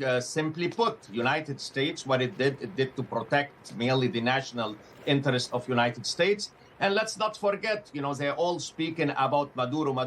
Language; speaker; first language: English; non-native, fluent; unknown